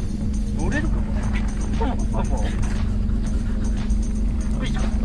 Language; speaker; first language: Japanese; native; Japanese